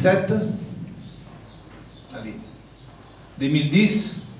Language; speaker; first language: French; non-native, fluent; Italian